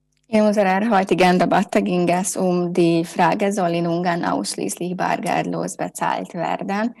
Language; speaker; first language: German; non-native, learner; Hungarian